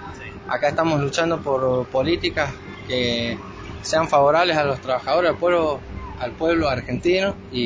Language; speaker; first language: Spanish; native; Spanish